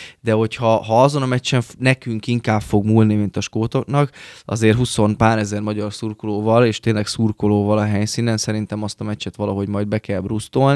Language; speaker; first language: Hungarian; native; Hungarian